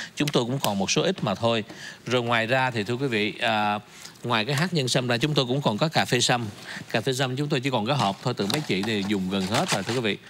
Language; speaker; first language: Vietnamese; native; Vietnamese